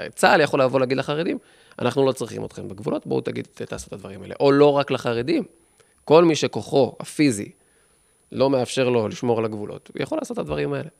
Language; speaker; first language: Hebrew; native; Hebrew